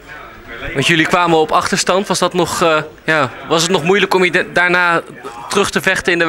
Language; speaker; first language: Dutch; native; Dutch